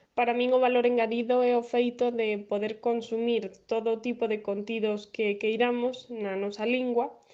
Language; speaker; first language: Galician; non-native, local second language; Spanish